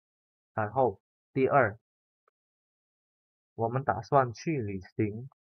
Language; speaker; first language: Chinese; non-native, fluent; Indonesian